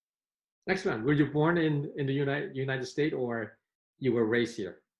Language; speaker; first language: English; non-native, fluent; Indonesian